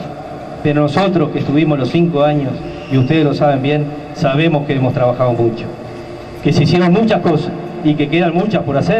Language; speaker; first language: Spanish; native; Spanish